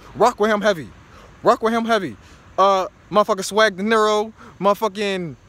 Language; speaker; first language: English; native; English